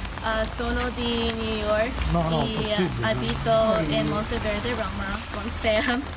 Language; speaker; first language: Italian; non-native, learner; English